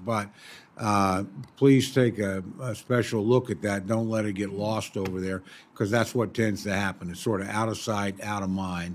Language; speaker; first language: English; native; English